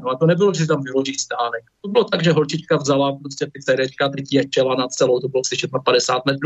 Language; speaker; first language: Czech; native; Czech